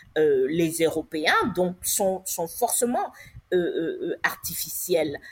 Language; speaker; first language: French; non-native, local second language; English